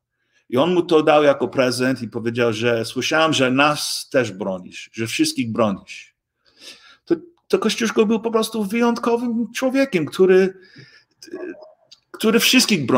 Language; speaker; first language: Polish; early bilingual, heritage; English